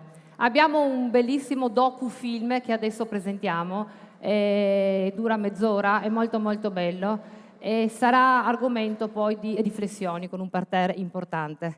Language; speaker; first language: Italian; native; Italian